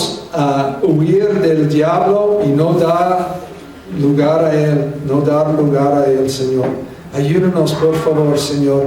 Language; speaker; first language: Spanish; non-native, fluent; English